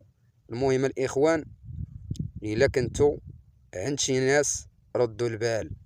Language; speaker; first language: Arabic; native; Arabic